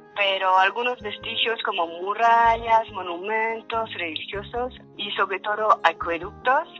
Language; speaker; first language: Spanish; non-native, fluent; French